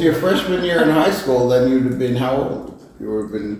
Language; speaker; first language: English; native; English